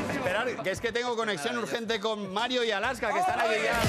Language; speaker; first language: Spanish; native; Spanish